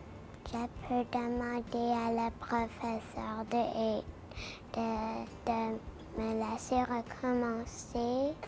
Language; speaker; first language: French; non-native, local second language; English